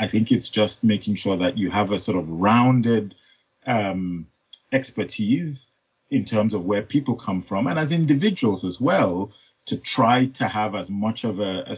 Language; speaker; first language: English; non-native, local second language; Yoruba